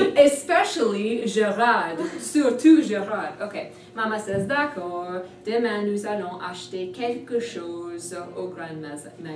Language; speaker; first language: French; non-native, fluent; English